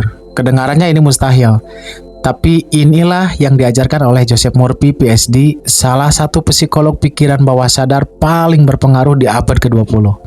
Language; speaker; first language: Indonesian; native; Indonesian